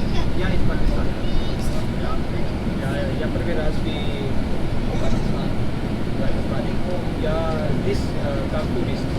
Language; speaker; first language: Russian; non-native, learner; Urdu